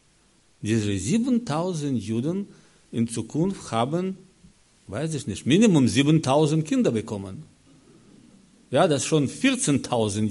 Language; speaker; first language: German; non-native, learner; Russian